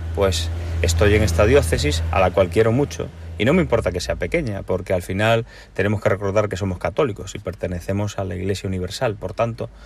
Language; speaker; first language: Spanish; native; Spanish